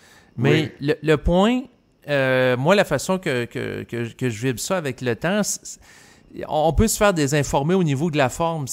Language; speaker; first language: French; native; French